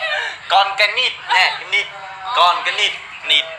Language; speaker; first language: Vietnamese; native; Vietnamese